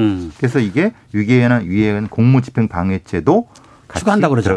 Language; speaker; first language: Korean; native; Korean